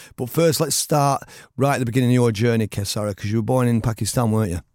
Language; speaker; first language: English; native; English